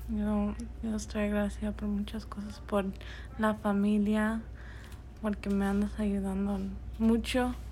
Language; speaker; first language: Spanish; early bilingual, other home language; English